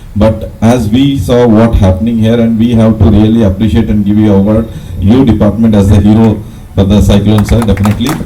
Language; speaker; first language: English; non-native, local second language; Telugu